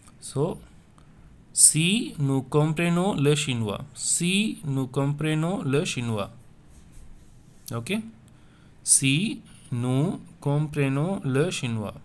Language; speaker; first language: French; non-native, fluent; Tamil